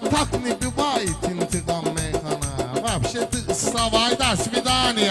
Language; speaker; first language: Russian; non-native, learner; Azerbaijani